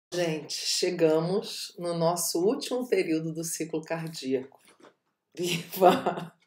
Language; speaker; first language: Portuguese; native; Portuguese